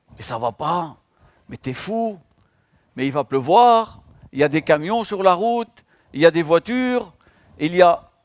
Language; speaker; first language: French; non-native, local second language; Arabic